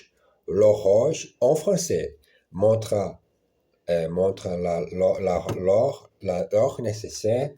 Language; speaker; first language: French; non-native, learner; Portuguese